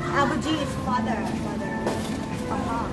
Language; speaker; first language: English; non-native, local second language; Filipino